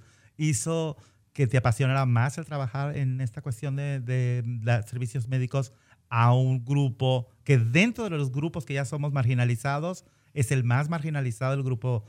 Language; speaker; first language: Spanish; native; Spanish